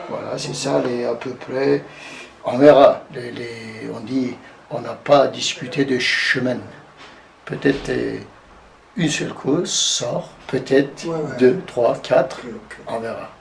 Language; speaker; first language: French; non-native, fluent; Turkish